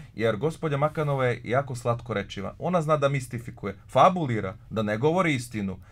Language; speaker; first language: Croatian; non-native, local second language; Slovak